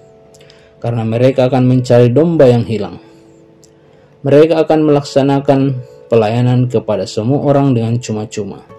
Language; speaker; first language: Indonesian; native; Indonesian